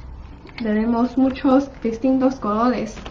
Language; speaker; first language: Spanish; non-native, learner; Chinese